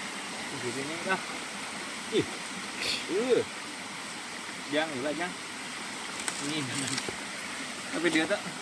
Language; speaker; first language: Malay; non-native, local second language; Sundanese